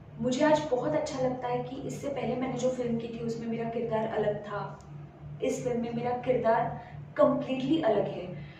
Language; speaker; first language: Hindi; non-native, local second language; Marathi